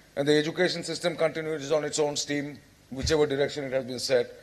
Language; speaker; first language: English; non-native, local second language; Bangla